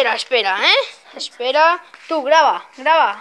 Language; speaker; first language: Spanish; native; Spanish